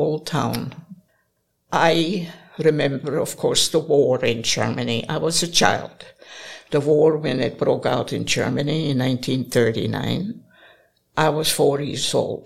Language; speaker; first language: English; non-native, fluent; German